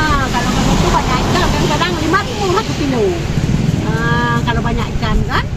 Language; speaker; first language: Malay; non-native, local second language; Achinese